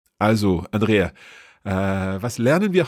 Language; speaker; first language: German; non-native, fluent; English